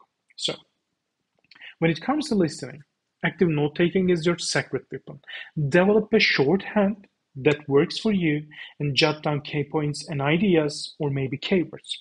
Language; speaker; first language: English; non-native, fluent; Turkish